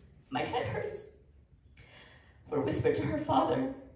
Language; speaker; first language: English; early bilingual, other home language; Spanish